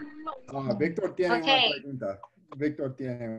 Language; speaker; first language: Spanish; early bilingual, heritage; English